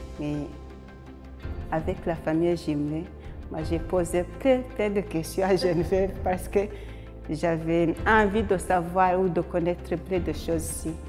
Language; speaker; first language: French; non-native, learner; Arabic